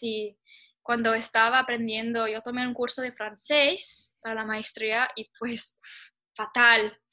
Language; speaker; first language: Spanish; non-native, fluent; English